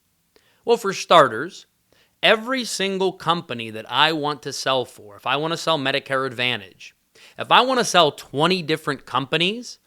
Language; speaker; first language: English; native; English